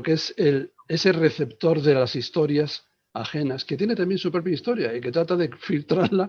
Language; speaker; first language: Spanish; native; Spanish